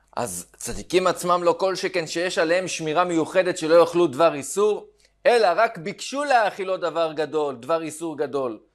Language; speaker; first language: Hebrew; native; Hebrew